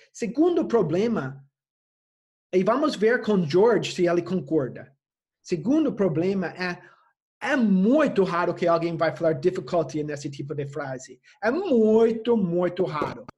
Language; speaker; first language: Portuguese; non-native, fluent; English